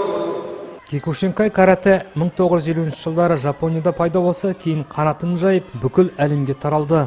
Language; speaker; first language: Kazakh; native; Kazakh